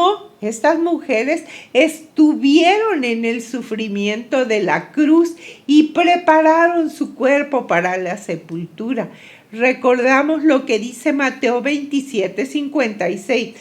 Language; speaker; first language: Spanish; native; Spanish